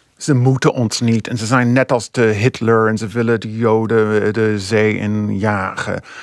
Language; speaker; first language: Dutch; non-native, fluent; English